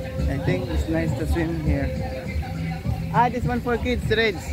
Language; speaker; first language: English; non-native, local second language; Filipino